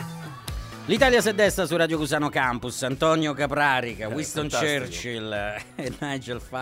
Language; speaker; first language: Italian; native; Italian